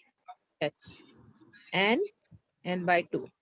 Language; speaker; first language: English; non-native, local second language; Hindi